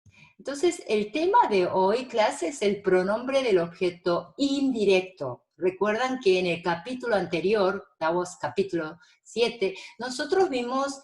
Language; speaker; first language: Spanish; non-native, fluent; Korean